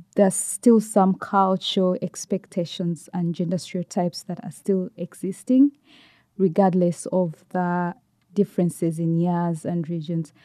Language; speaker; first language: English; non-native, local second language; Ganda